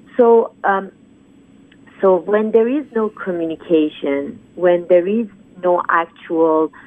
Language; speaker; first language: English; non-native, fluent; Persian